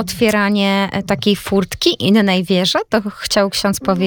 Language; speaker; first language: Polish; native; Polish